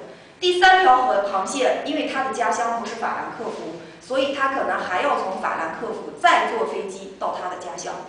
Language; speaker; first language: Chinese; native; Chinese